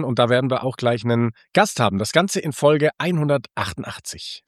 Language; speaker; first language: German; native; German